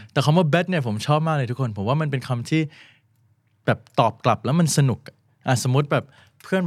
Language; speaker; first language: Thai; early bilingual, heritage; Thai